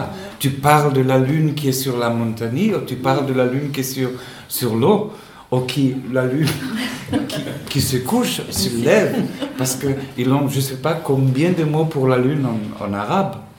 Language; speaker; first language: French; non-native, fluent; Spanish